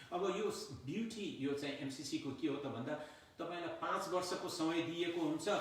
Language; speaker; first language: Nepali; native; Nepali